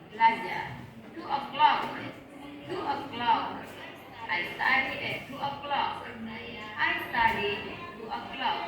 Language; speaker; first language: English; non-native, fluent; Indonesian